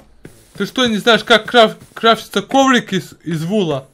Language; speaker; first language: Russian; native; Russian